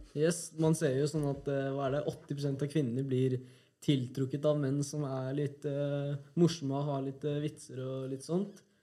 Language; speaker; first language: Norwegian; early bilingual, other home language; Albanian